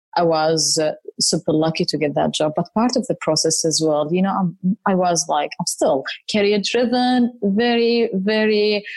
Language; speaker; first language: English; non-native, fluent; Arabic